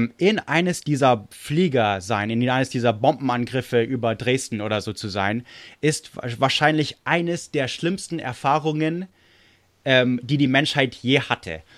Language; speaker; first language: German; non-native, fluent; English